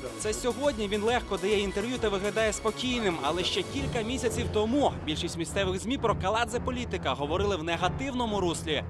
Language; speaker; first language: Ukrainian; native; Ukrainian